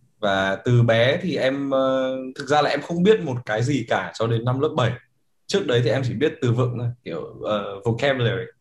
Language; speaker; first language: Vietnamese; native; Vietnamese